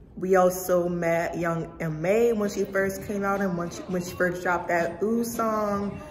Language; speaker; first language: English; native; English